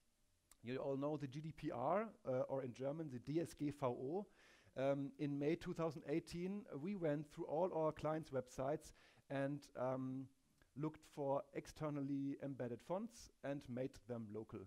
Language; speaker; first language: English; non-native, fluent; German